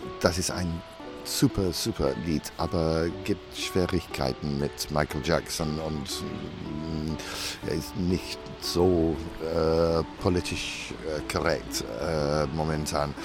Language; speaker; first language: German; non-native, learner; English